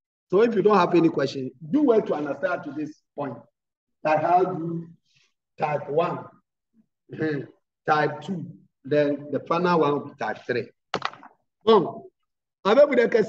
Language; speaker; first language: English; non-native, local second language; Akan